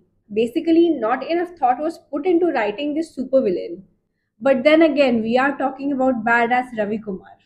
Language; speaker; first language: English; non-native, local second language; Hindi